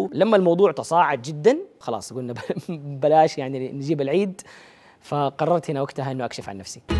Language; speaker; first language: Arabic; native; Arabic